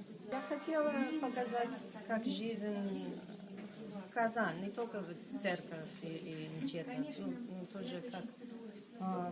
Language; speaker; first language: Russian; non-native, learner; English